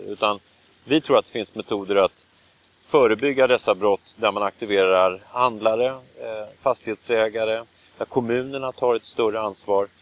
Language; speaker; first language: Swedish; native; Swedish